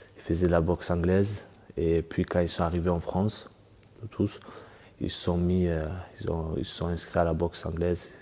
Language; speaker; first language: French; early bilingual, other home language; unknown